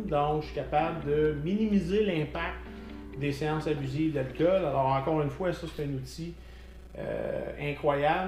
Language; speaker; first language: French; native; French